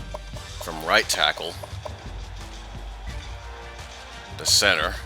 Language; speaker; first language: English; native; English